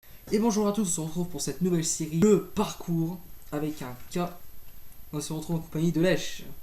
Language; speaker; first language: French; native; French